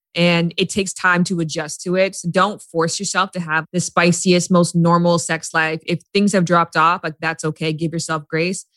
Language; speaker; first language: English; native; English